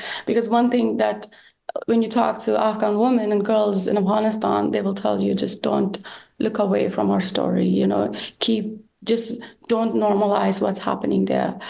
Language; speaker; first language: English; non-native, fluent; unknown